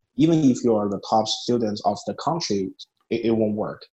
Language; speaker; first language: English; non-native, fluent; Chinese